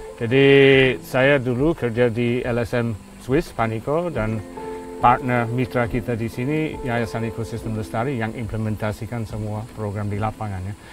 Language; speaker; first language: Indonesian; non-native, fluent; English